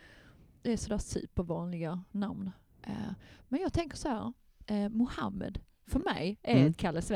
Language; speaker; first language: Swedish; native; Swedish